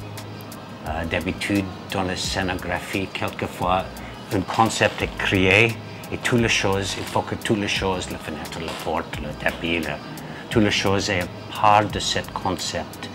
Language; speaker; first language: French; non-native, fluent; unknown